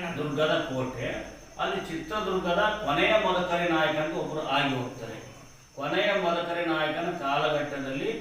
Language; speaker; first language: Kannada; native; Kannada